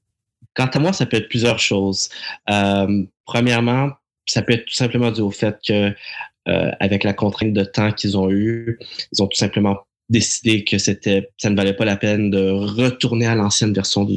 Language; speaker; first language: French; native; French